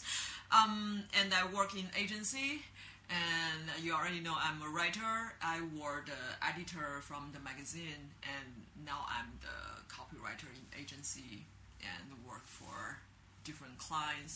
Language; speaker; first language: English; non-native, learner; Chinese